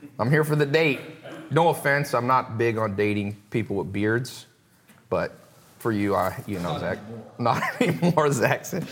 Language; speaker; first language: English; native; English